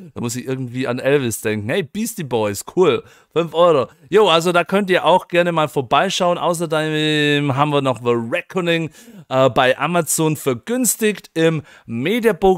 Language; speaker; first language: German; native; German